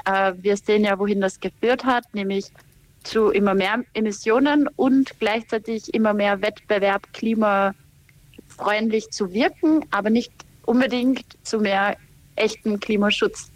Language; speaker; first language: German; native; German